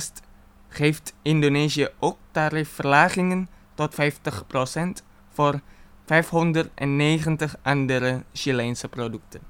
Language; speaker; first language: Dutch; non-native, fluent; Indonesian